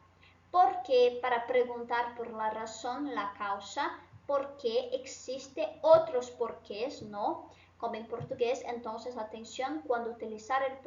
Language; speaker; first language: Spanish; non-native, fluent; Portuguese